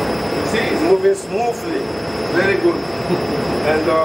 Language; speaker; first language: English; non-native, learner; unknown